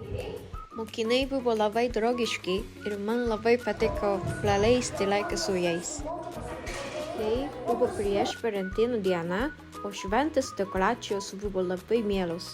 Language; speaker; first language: Lithuanian; non-native, learner; Japanese